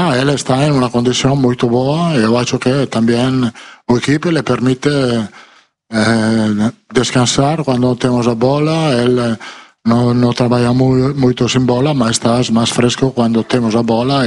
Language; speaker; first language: Portuguese; non-native, fluent; Italian